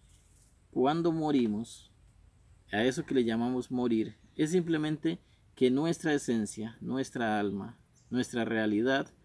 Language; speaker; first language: Spanish; native; Spanish